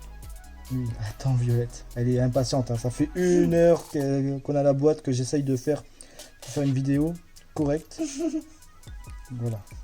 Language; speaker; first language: French; native; French